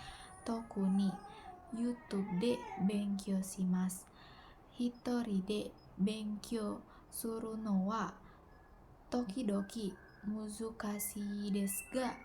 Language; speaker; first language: Japanese; non-native, learner; Indonesian